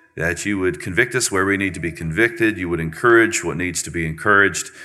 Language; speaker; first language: English; native; English